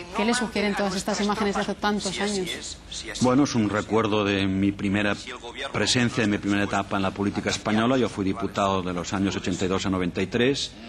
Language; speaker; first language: Spanish; native; Spanish